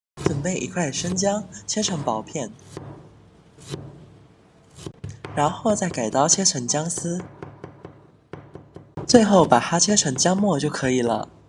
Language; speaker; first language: Chinese; native; Chinese